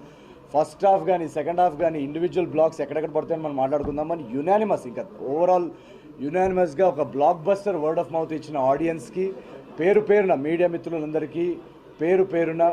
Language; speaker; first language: Telugu; native; Telugu